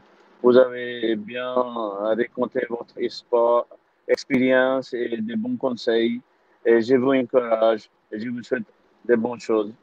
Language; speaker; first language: French; non-native, learner; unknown